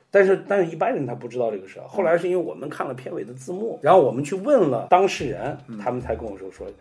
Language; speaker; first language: Chinese; native; Chinese